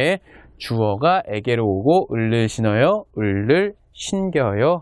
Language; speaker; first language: Korean; native; Korean